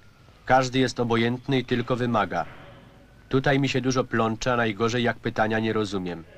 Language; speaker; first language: Polish; native; Polish